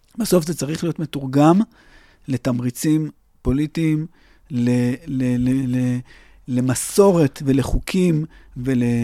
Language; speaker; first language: Hebrew; native; Hebrew